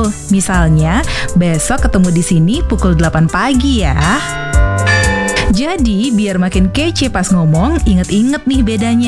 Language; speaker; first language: Indonesian; native; Indonesian